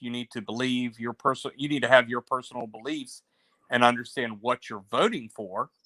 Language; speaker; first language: English; native; English